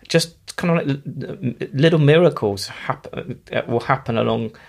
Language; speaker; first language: English; native; English